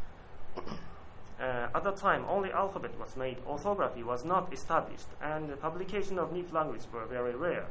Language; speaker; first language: English; non-native, learner; Japanese